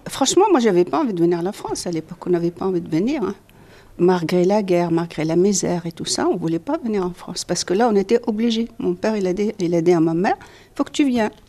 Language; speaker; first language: French; non-native, local second language; Arabic